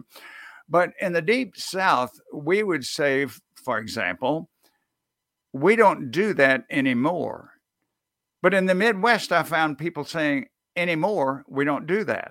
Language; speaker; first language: English; native; English